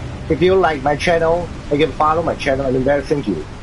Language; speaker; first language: English; non-native, learner; Chinese